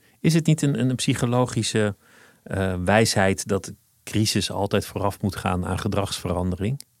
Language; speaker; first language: Dutch; native; Dutch